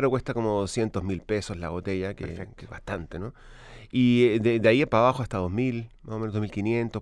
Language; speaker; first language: Spanish; native; Spanish